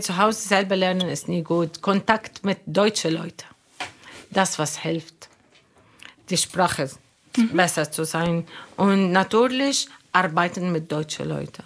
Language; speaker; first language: German; non-native, learner; Arabic